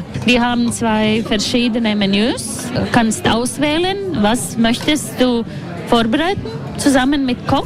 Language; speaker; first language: German; non-native, fluent; Latvian